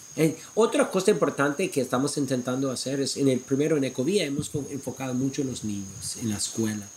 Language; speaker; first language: Spanish; non-native, fluent; English